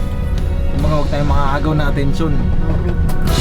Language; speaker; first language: Filipino; native; Filipino